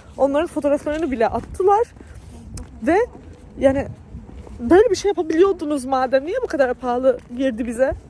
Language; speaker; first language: Turkish; non-native, fluent; Albanian